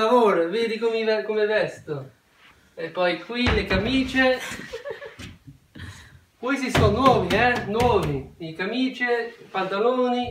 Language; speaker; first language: Italian; early bilingual, heritage; Italian